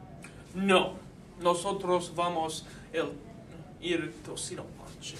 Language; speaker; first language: Spanish; non-native, learner; English